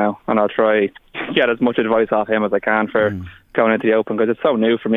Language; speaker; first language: English; native; English